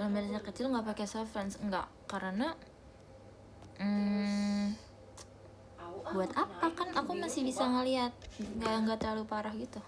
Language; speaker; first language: Indonesian; native; Indonesian